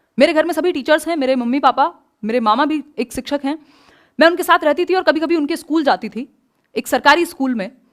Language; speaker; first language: Hindi; native; Hindi